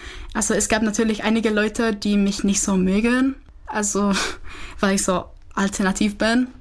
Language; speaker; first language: German; non-native, fluent; Czech